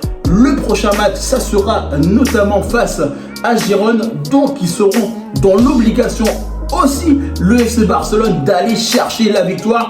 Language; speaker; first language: French; native; French